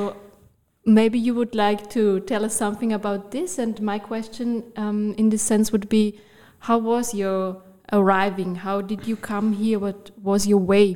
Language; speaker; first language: English; non-native, fluent; German